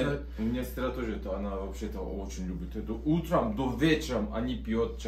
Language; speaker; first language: Russian; non-native, learner; Turkish